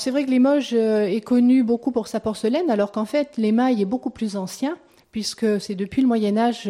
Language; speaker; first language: French; native; French